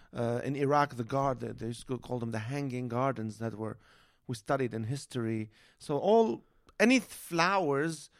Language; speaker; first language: English; non-native, fluent; Arabic